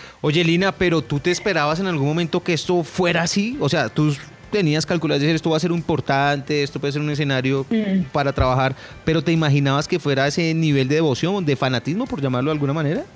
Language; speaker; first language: Spanish; native; Spanish